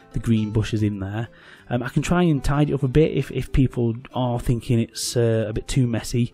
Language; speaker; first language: English; native; English